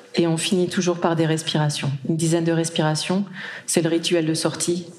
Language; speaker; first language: French; native; French